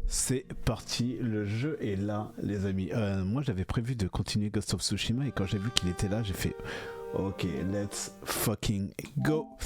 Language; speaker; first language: French; native; French